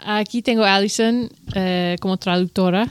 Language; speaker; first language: Spanish; non-native, learner; English